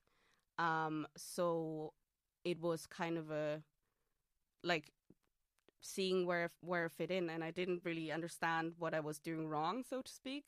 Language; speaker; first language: English; non-native, fluent; German